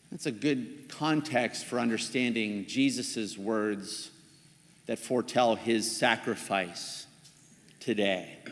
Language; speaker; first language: English; native; English